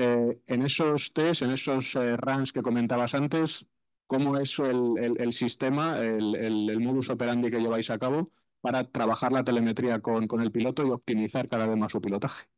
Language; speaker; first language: Spanish; native; Spanish